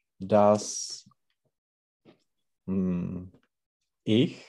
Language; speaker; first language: German; non-native, learner; Czech